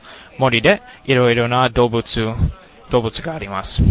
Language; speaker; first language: Japanese; non-native, learner; English